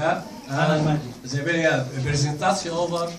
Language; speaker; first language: Dutch; non-native, fluent; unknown